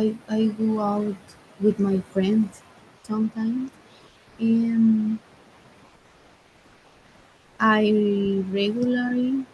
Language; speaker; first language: English; non-native, learner; Spanish